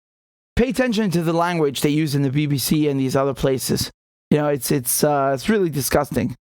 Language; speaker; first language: English; native; English